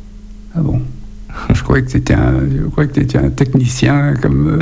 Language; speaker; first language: French; native; French